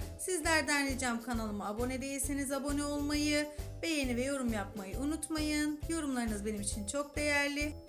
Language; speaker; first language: Turkish; native; Turkish